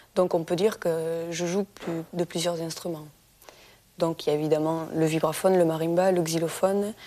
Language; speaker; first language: French; native; French